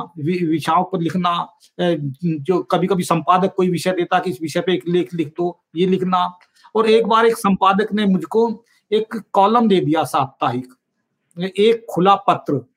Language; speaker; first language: Hindi; native; Hindi